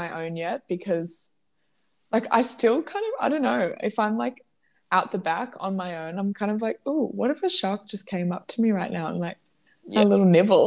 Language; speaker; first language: English; native; English